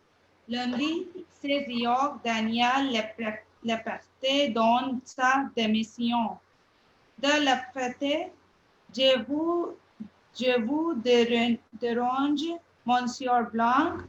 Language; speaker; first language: French; non-native, learner; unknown